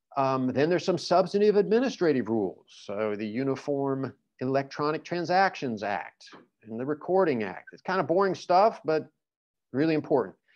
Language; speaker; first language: English; native; English